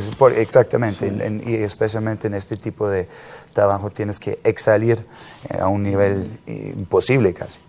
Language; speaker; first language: Spanish; non-native, fluent; German